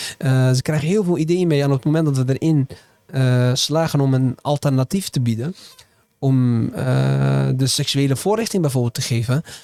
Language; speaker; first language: Dutch; early bilingual, other home language; Arabic